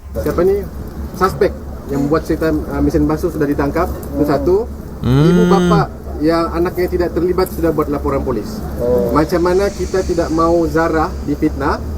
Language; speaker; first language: Malay; native; Malay